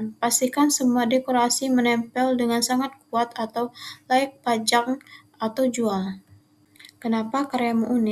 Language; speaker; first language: Indonesian; native; Indonesian